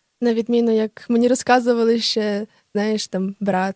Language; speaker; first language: Ukrainian; native; Ukrainian